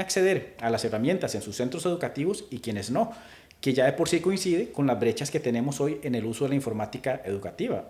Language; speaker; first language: Spanish; native; Spanish